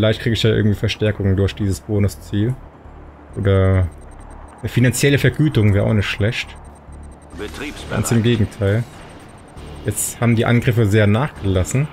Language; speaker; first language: German; native; German